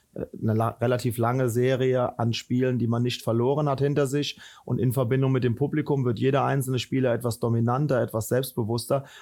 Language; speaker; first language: German; native; German